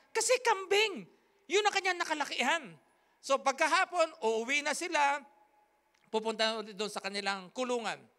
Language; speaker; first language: Filipino; native; Filipino